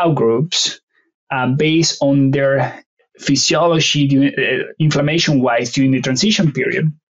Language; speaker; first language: English; non-native, fluent; Spanish